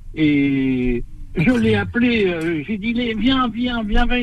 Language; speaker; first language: French; native; French